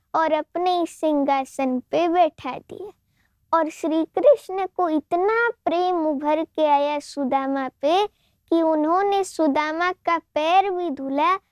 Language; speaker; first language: Hindi; non-native, local second language; Gujarati